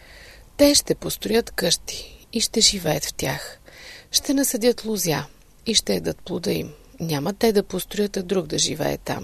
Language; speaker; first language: Bulgarian; native; Bulgarian